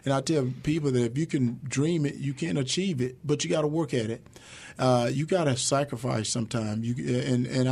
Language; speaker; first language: English; native; English